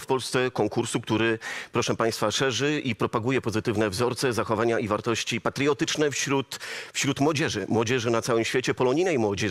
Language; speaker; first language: Polish; native; Polish